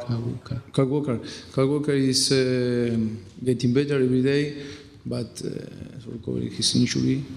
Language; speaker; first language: English; non-native, fluent; Spanish